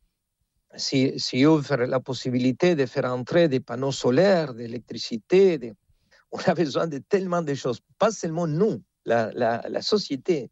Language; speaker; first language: French; non-native, fluent; Spanish